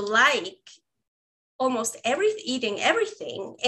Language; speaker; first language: English; non-native, fluent; Swiss German